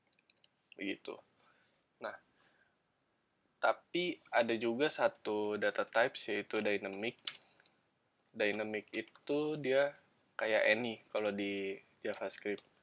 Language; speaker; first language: Indonesian; native; Indonesian